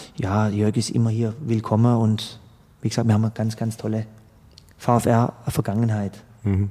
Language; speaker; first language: German; early bilingual, other home language; Croatian